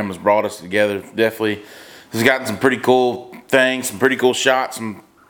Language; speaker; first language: English; native; English